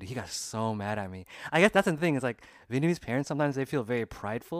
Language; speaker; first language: English; early bilingual, other home language; Vietnamese